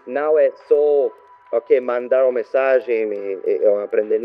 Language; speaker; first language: Portuguese; non-native, learner; French